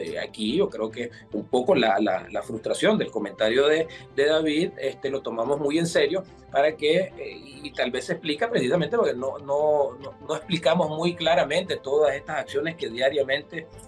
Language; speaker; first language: Spanish; native; Spanish